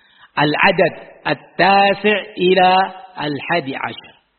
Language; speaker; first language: Arabic; non-native, fluent; Indonesian